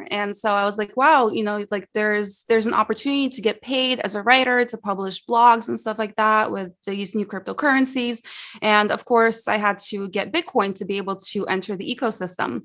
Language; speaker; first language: English; early bilingual, other home language; Russian